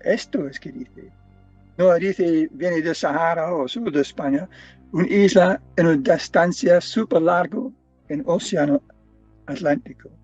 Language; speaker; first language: Spanish; non-native, fluent; English